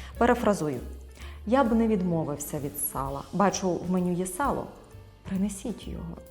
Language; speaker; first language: Ukrainian; native; Ukrainian